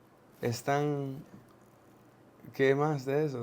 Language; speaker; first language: Spanish; non-native, learner; English